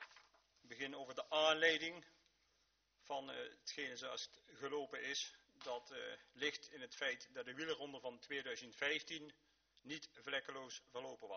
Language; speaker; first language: Dutch; native; Dutch